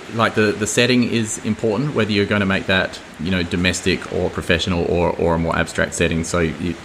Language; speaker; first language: English; native; English